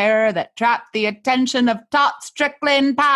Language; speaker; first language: English; native; English